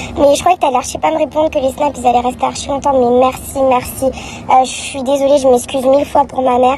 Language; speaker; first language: French; native; French